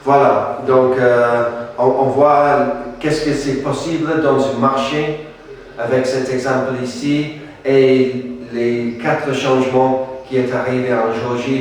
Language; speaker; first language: French; non-native, fluent; English